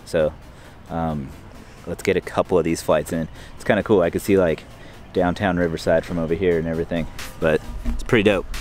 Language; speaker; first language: English; native; English